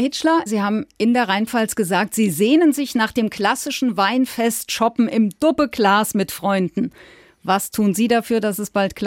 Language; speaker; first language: German; native; German